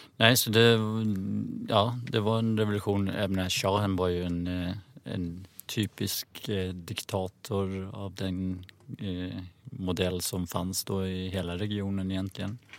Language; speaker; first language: Swedish; early bilingual, other home language; Persian